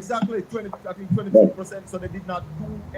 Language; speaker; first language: English; native; English